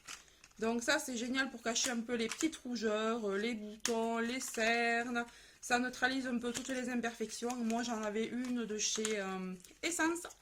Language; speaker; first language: French; native; French